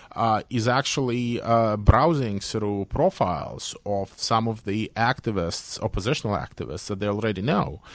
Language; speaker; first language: English; non-native, fluent; Belarusian